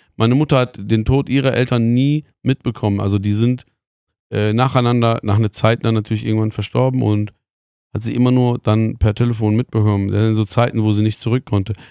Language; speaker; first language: German; early bilingual, other home language; Persian